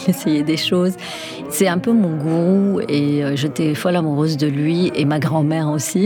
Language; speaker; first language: French; non-native, local second language; Arabic